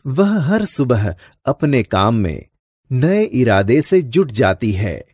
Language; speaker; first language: Hindi; non-native, local second language; Gujarati